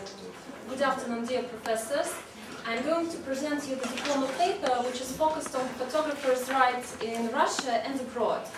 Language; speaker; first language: English; non-native, fluent; Russian